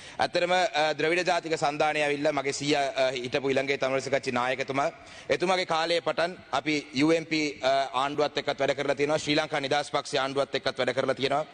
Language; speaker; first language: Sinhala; non-native, local second language; Tamil